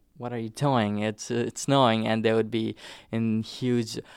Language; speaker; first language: English; non-native, local second language; Nepali